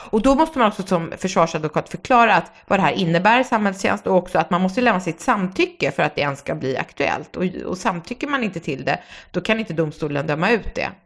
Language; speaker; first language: Swedish; native; Swedish